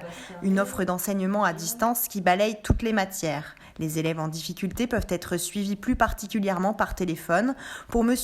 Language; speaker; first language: French; native; French